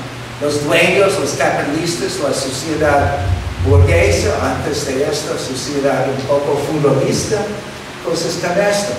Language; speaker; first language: Spanish; non-native, fluent; English